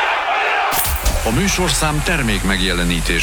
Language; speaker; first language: Hungarian; native; Hungarian